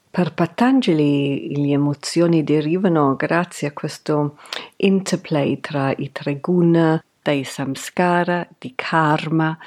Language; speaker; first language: Italian; non-native, fluent; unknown